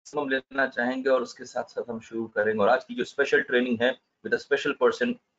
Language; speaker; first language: Hindi; native; Hindi